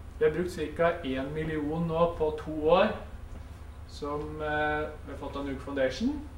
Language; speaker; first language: Norwegian; native; Norwegian